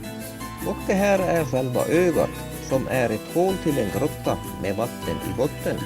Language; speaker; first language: Swedish; native; Swedish